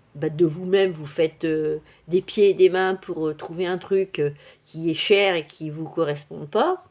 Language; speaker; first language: French; native; French